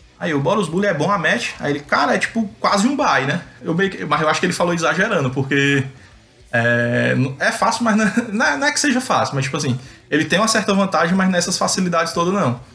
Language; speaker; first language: Portuguese; native; Portuguese